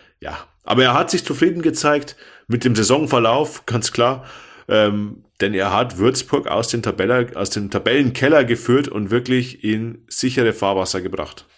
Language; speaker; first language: German; native; German